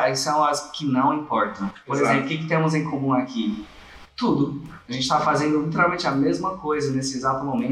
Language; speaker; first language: Portuguese; non-native, fluent; English